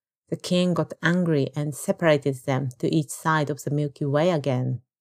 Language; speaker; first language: English; non-native, fluent; Japanese